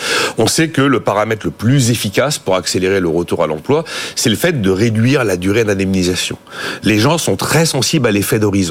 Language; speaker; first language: French; native; French